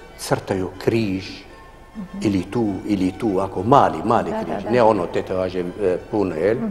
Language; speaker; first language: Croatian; non-native, fluent; Arabic